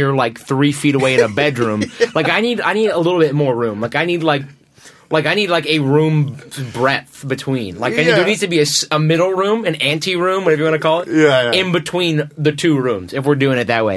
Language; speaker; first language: English; native; English